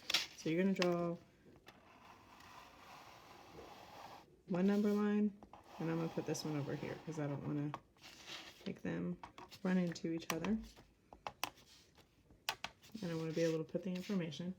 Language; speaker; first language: English; native; English